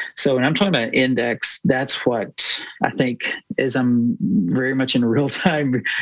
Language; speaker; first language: English; native; English